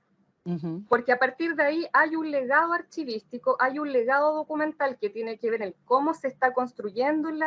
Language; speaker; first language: Spanish; native; Spanish